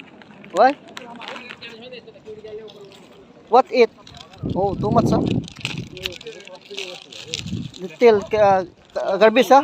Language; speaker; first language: English; non-native, learner; Filipino